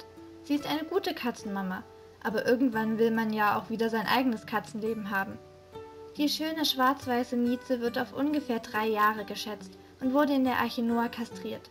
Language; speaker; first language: German; native; German